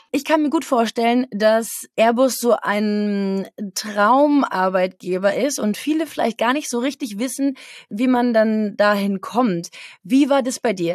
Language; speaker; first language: German; native; German